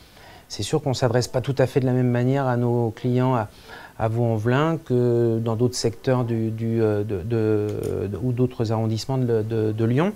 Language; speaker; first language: French; native; French